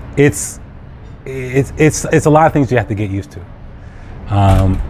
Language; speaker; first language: English; native; English